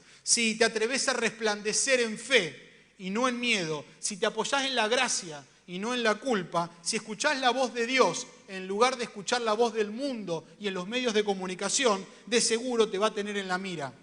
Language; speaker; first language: Spanish; native; Spanish